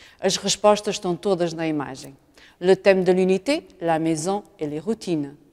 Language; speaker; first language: French; non-native, fluent; Portuguese